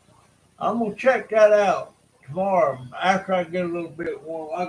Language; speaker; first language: English; native; English